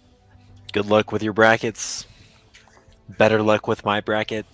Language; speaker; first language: English; native; English